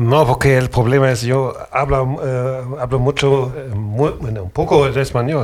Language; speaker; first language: Spanish; non-native, learner; German